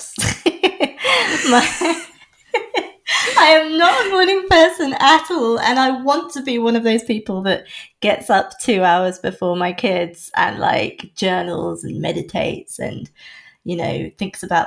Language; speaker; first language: English; native; English